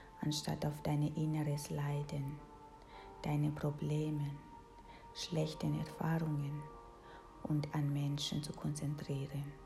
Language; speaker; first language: German; non-native, fluent; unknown